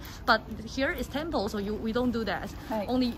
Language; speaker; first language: English; non-native, fluent; Chinese